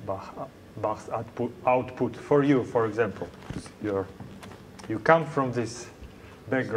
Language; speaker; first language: English; non-native, learner; Russian